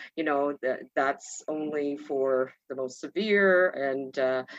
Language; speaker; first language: English; native; English